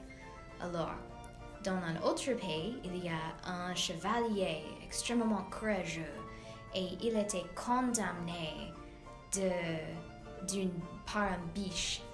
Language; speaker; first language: French; non-native, learner; English